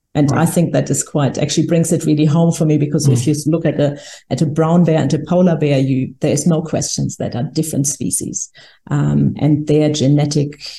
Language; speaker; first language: English; non-native, fluent; German